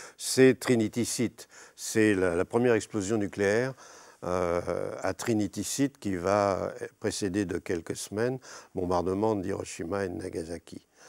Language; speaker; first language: French; native; French